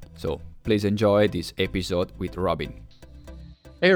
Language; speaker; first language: English; non-native, fluent; Italian